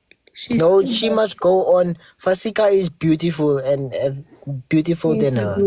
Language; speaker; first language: English; early bilingual, heritage; English